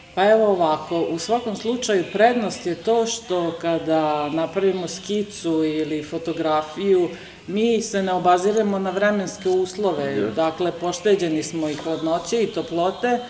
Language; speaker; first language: Serbian; native; Serbian